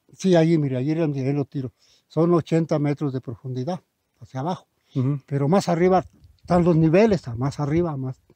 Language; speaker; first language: Spanish; native; Spanish